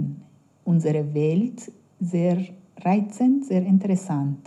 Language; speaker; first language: German; non-native, fluent; Persian